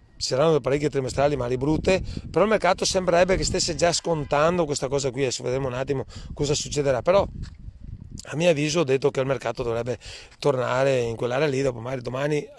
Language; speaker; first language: Italian; native; Italian